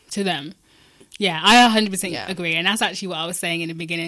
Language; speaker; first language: English; native; English